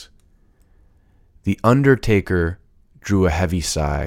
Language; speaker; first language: English; native; English